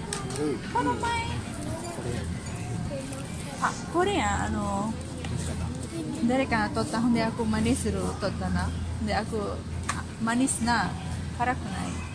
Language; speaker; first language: Japanese; non-native, fluent; Indonesian